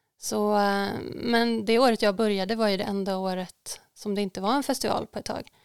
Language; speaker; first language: Swedish; native; Swedish